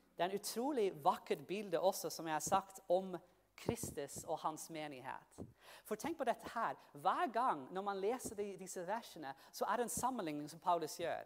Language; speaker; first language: Norwegian; non-native, fluent; English